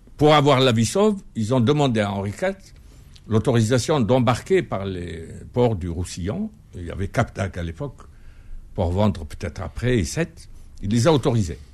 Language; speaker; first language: French; non-native, local second language; Arabic